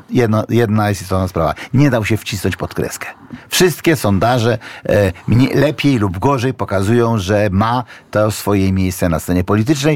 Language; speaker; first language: Polish; native; Polish